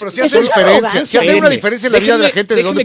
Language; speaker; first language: Spanish; native; Spanish